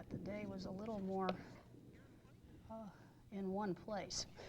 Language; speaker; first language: English; native; English